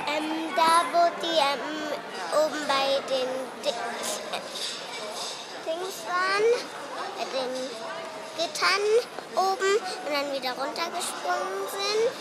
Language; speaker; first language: German; native; German